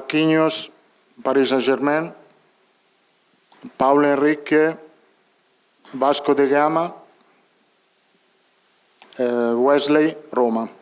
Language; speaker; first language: Portuguese; non-native, learner; Italian